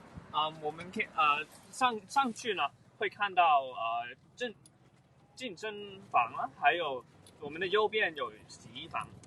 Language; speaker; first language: Chinese; early bilingual, heritage; Chinese